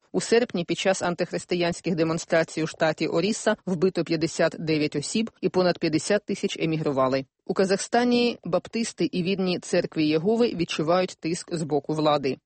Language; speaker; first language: Ukrainian; native; Ukrainian